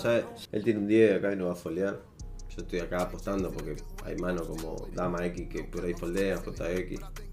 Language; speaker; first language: Spanish; native; Spanish